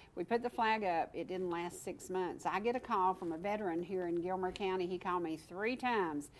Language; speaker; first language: English; native; English